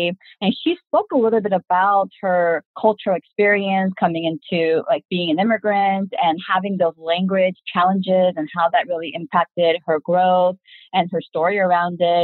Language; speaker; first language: English; early bilingual, other home language; Korean